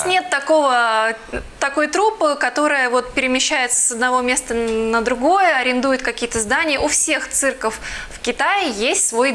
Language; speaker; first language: Russian; native; Russian